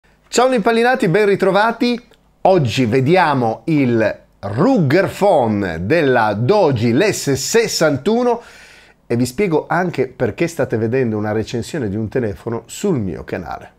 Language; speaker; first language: Italian; native; Italian